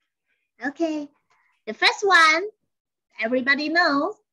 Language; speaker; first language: English; non-native, fluent; Chinese